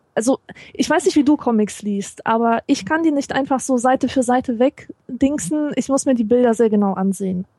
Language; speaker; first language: German; native; German